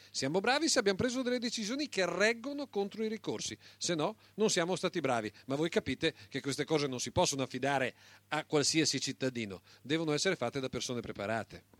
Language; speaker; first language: Italian; non-native, local second language; German